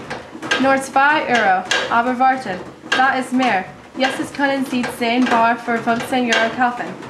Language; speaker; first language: German; non-native, learner; English